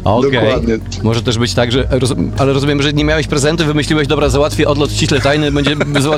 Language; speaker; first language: Polish; native; Polish